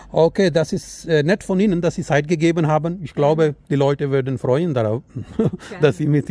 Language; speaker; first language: German; non-native, learner; Urdu